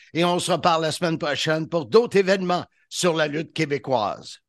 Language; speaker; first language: French; native; French